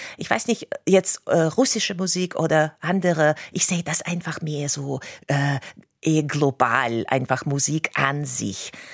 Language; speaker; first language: German; non-native, fluent; Russian